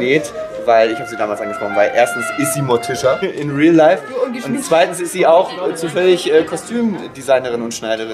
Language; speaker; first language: German; native; German